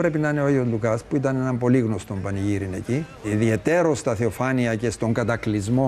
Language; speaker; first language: Greek; native; Greek